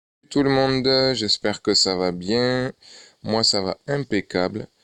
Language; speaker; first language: French; native; French